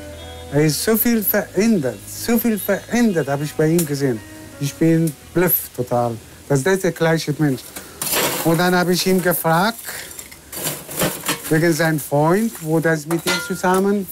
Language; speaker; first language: German; non-native, learner; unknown